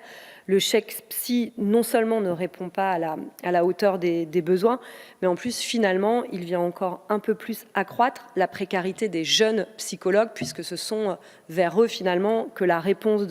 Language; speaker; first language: French; native; French